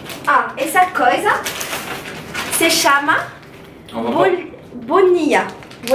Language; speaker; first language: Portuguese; non-native, learner; French